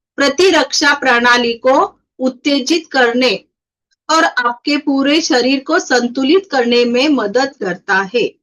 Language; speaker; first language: Hindi; non-native, local second language; Marathi